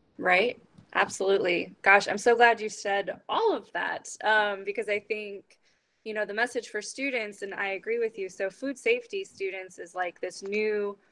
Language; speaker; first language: English; native; English